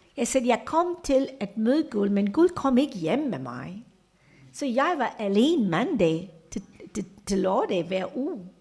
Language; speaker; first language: Danish; non-native, fluent; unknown